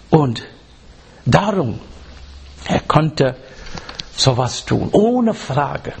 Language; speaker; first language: German; non-native, learner; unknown